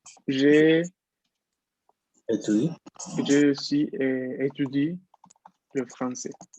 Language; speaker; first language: French; non-native, fluent; Spanish